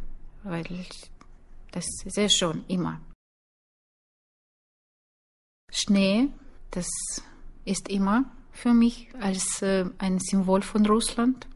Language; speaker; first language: German; non-native, learner; Russian